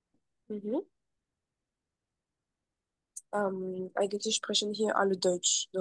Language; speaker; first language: German; non-native, fluent; French